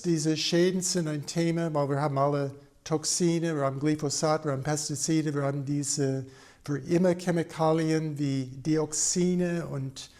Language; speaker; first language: German; non-native, fluent; English